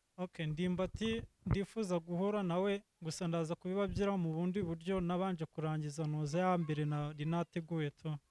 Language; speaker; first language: Kinyarwanda; native; Kinyarwanda